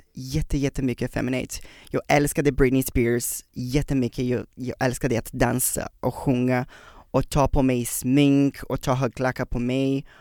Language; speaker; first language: Swedish; non-native, fluent; Portuguese